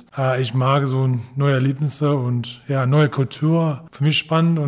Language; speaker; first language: German; non-native, fluent; English